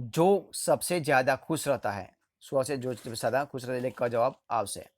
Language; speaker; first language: Hindi; non-native, local second language; Gujarati